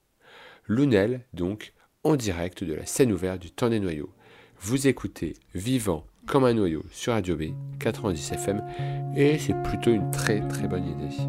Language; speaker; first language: French; native; French